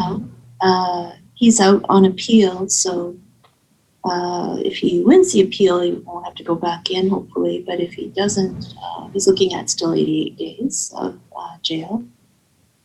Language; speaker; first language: English; native; English